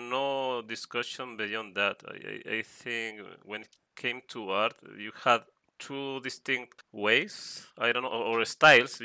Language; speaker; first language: English; non-native, fluent; Spanish